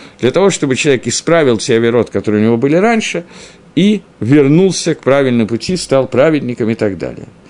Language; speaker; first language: Russian; early bilingual, heritage; Russian